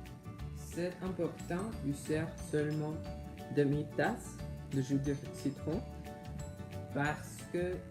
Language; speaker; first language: French; non-native, learner; English